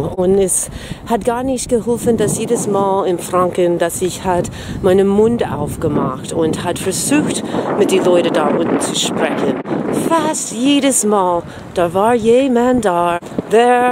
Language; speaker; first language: German; non-native, fluent; English